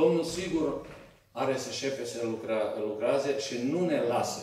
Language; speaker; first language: Romanian; non-native, learner; Serbian